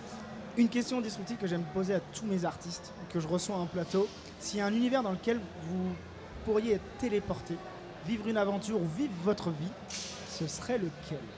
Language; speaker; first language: French; native; French